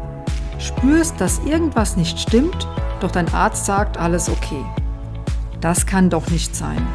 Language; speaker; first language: German; native; German